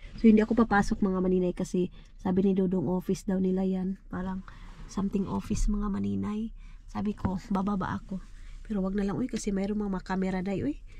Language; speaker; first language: Filipino; non-native, local second language; Cebuano